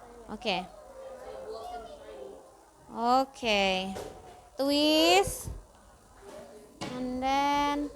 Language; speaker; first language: English; non-native, fluent; Indonesian